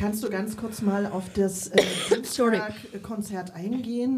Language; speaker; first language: German; native; German